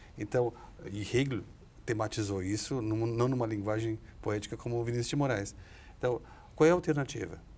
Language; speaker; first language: Portuguese; native; Portuguese